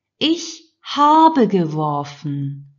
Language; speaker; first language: German; non-native, fluent; Turkish